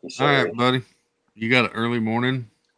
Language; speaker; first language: English; native; English